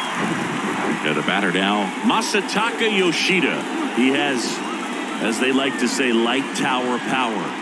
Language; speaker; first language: English; native; English